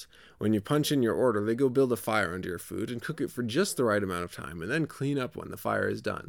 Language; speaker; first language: English; native; English